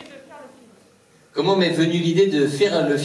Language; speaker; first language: French; native; French